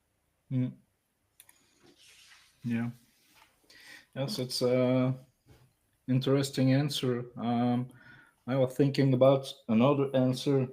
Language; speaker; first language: English; non-native, learner; French